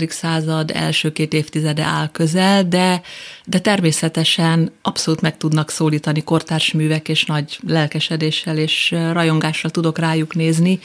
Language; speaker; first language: Hungarian; native; Hungarian